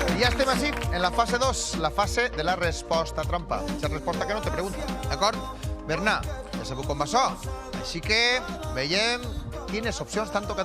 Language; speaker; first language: Catalan; native; Catalan